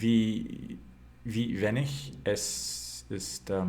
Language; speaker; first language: German; non-native, learner; English